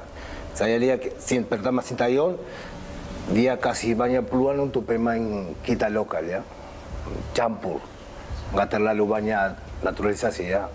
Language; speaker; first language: Indonesian; non-native, fluent; Spanish